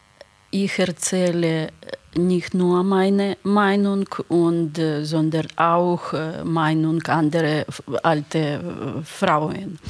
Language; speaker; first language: German; non-native, learner; Ukrainian